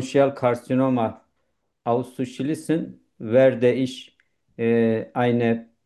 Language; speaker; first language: German; non-native, fluent; Turkish